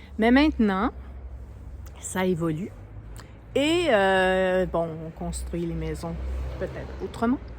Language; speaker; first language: French; native; French